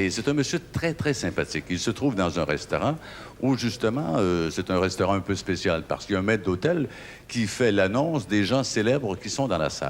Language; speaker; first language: French; native; French